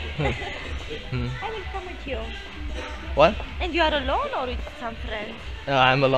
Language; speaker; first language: English; non-native, learner; Romanian